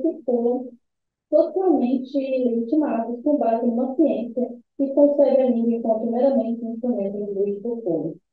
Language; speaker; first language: Portuguese; native; Portuguese